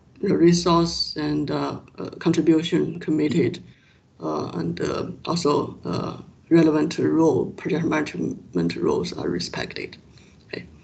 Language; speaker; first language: English; non-native, fluent; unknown